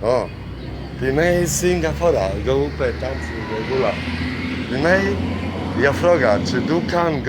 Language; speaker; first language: Swedish; non-native, learner; Polish